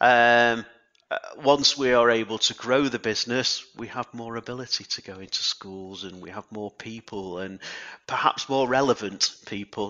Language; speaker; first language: English; native; English